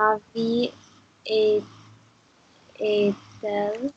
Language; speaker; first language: French; non-native, learner; English